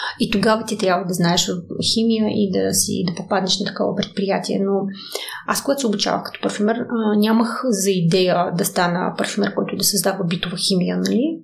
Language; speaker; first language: Bulgarian; early bilingual, heritage; Russian